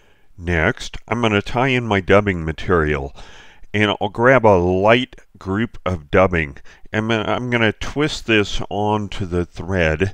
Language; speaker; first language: English; native; English